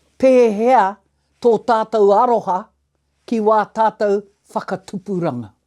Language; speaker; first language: Māori; native; Māori